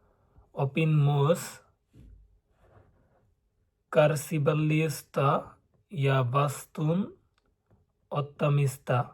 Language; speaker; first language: Finnish; non-native, learner; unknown